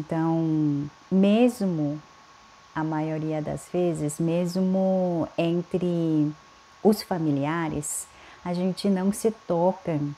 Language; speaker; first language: Portuguese; non-native, fluent; Korean